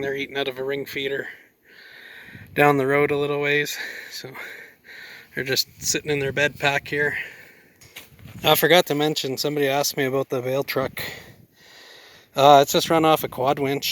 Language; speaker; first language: English; native; English